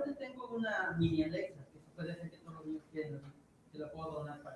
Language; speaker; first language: Spanish; native; Spanish